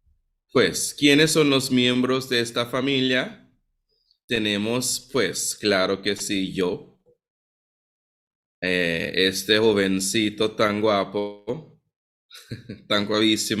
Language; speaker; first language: Spanish; non-native, fluent; English